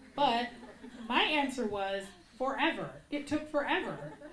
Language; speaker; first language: English; native; English